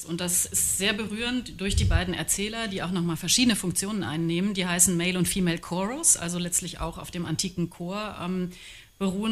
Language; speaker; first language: German; native; German